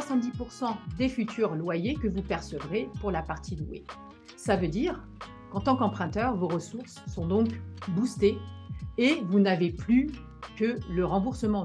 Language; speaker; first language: French; native; French